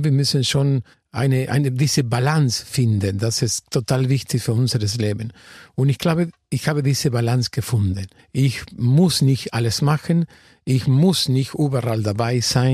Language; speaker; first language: German; non-native, fluent; Spanish